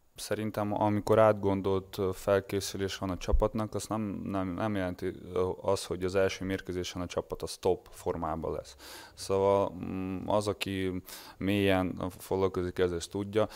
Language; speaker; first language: Hungarian; non-native, learner; Russian